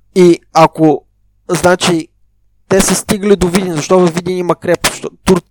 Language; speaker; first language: Bulgarian; native; Bulgarian